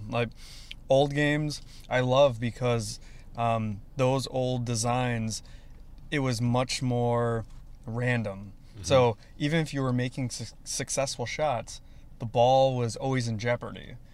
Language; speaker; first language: English; native; English